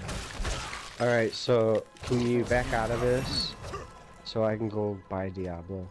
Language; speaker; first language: English; native; English